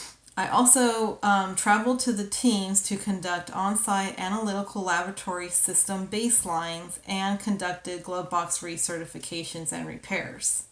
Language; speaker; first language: English; native; English